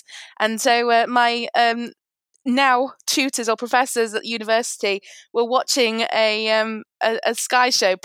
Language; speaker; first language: English; native; English